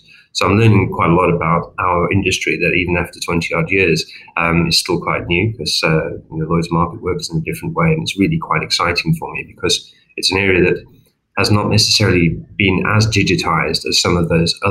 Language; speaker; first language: English; native; English